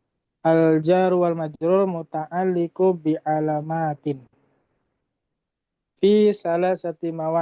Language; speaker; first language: Arabic; non-native, learner; Indonesian